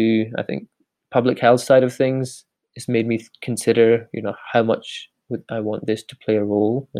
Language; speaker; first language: English; native; English